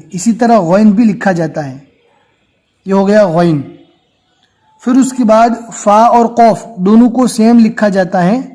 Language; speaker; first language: Hindi; native; Hindi